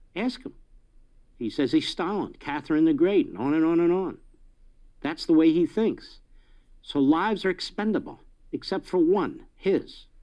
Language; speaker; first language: English; native; English